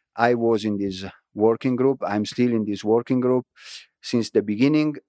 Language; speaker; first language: English; non-native, fluent; Italian